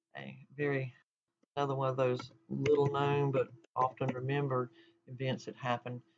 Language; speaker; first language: English; native; English